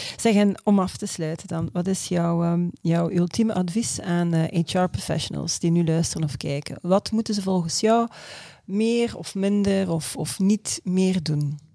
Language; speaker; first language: Dutch; native; Dutch